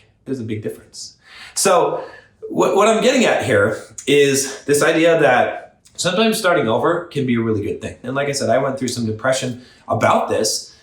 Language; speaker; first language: English; native; English